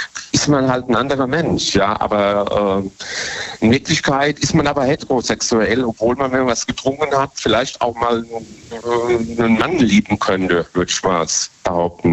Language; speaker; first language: German; native; German